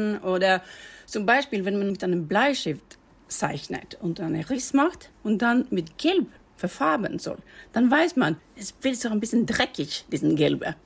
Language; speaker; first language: German; non-native, fluent; Norwegian